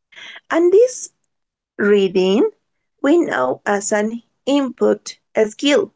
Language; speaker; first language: English; non-native, learner; Spanish